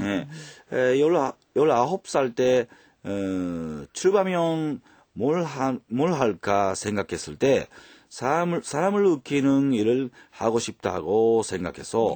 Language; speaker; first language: Korean; non-native, fluent; Japanese